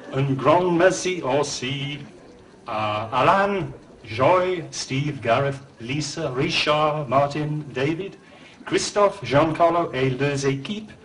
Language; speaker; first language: French; non-native, learner; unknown